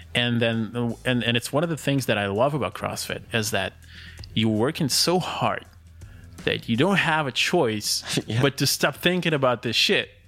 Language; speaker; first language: English; early bilingual, other home language; Russian